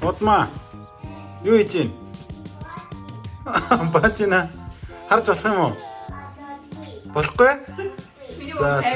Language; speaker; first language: Mongolian; native; Mongolian